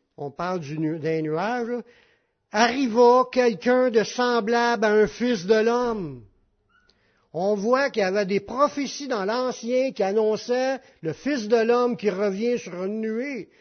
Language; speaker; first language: French; native; French